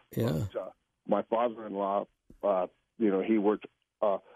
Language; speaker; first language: English; native; English